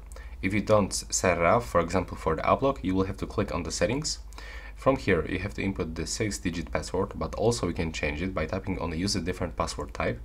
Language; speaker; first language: English; non-native, fluent; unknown